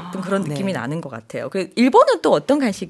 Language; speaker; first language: Korean; native; Korean